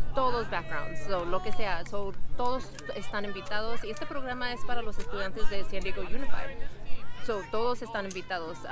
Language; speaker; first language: Spanish; early bilingual, heritage; Spanish